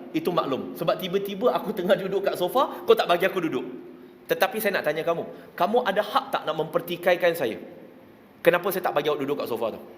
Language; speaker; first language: Malay; non-native, local second language; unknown